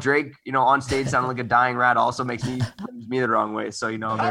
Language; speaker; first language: English; native; English